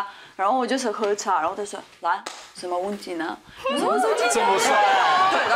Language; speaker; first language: Chinese; non-native, fluent; French